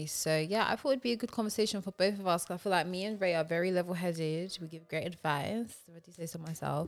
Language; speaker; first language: English; native; English